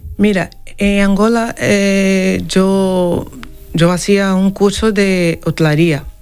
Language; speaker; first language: Spanish; non-native, learner; Portuguese